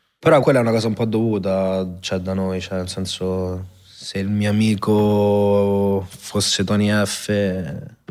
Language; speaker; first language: Italian; native; Italian